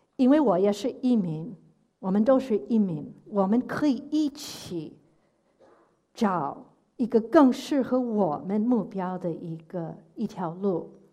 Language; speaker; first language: Chinese; non-native, fluent; English